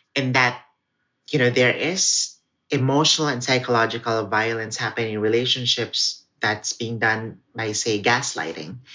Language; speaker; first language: English; non-native, local second language; Cebuano